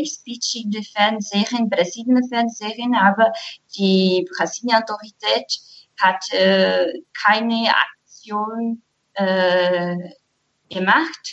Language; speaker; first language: German; non-native, learner; Portuguese